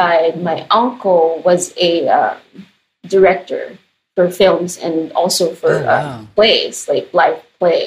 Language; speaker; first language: English; non-native, local second language; Filipino